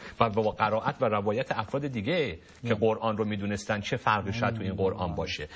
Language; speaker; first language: Persian; native; Persian